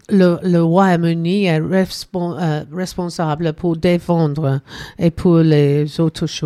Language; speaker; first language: French; non-native, learner; English